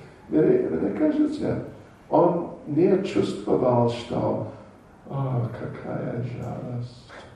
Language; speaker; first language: Russian; non-native, learner; English